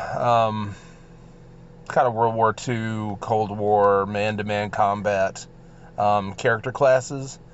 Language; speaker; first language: English; native; English